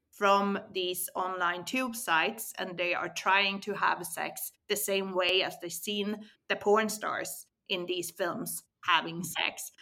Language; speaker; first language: English; non-native, fluent; Swedish